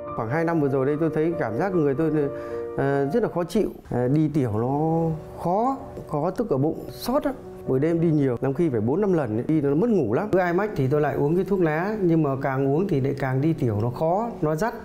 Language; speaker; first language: Vietnamese; native; Vietnamese